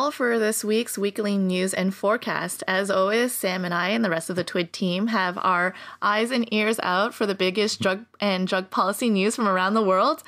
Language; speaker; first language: English; native; English